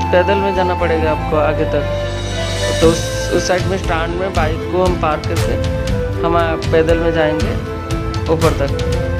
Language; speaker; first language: Hindi; non-native, local second language; Odia